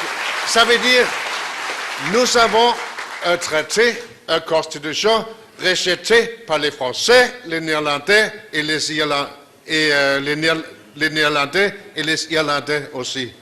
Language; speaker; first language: French; non-native, fluent; Danish